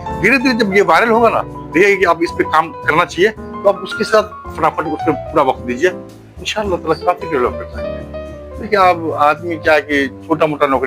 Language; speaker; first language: Hindi; native; Hindi